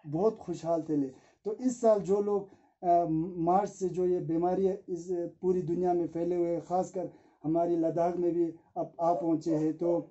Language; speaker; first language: Hindi; non-native, local second language; Ladakhi